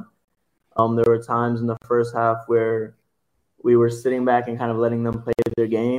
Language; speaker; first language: English; native; English